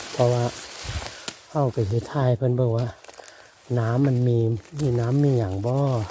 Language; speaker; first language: Thai; non-native, local second language; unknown